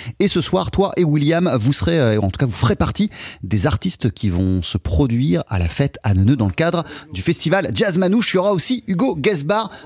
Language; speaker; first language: French; native; French